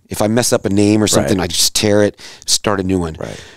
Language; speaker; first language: English; native; English